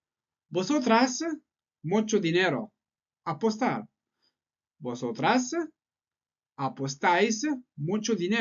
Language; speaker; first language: Spanish; non-native, fluent; French